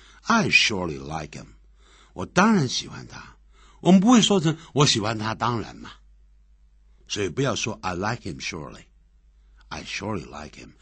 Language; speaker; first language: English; non-native, fluent; Chinese